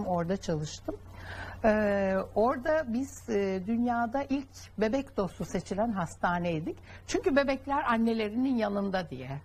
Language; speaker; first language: Turkish; native; Turkish